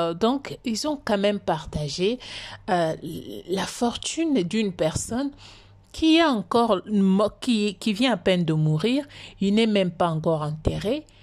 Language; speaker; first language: French; non-native, local second language; Lingala